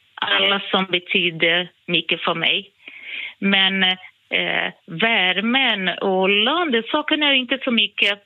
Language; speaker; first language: Swedish; non-native, fluent; Portuguese